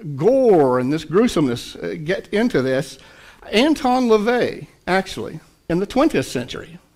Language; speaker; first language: English; native; English